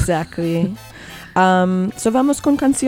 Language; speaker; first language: Spanish; non-native, learner; English